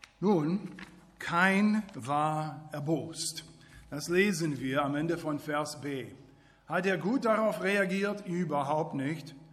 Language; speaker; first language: German; non-native, fluent; English